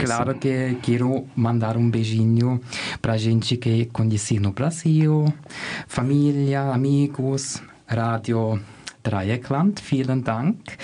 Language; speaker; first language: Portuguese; non-native, fluent; German